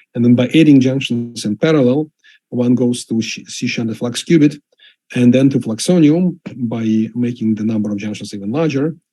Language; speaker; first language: English; non-native, fluent; Russian